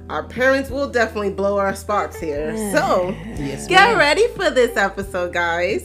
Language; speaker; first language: English; early bilingual, other home language; Spanish